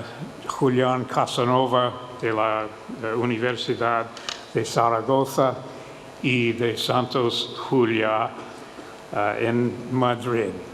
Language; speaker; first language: Spanish; non-native, fluent; English